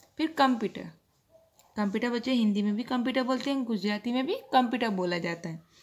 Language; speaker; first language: Hindi; non-native, local second language; Gujarati